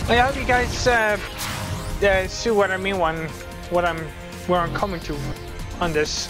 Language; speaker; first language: English; native; English